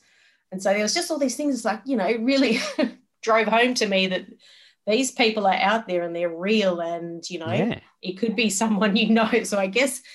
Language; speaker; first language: English; native; English